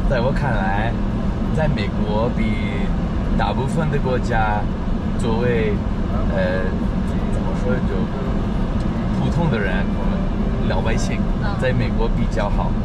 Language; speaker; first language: Chinese; non-native, learner; English